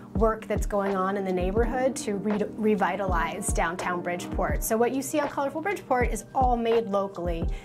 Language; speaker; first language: English; native; English